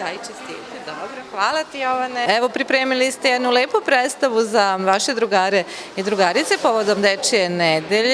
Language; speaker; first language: Serbian; native; Serbian